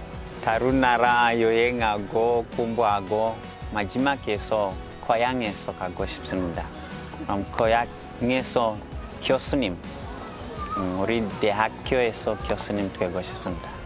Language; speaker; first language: Korean; non-native, learner; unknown